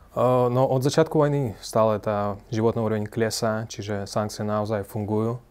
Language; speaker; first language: Slovak; non-native, fluent; Russian